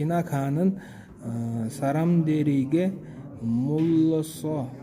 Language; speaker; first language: Korean; non-native, learner; Mongolian